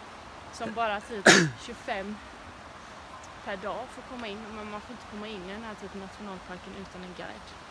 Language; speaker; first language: Swedish; native; Swedish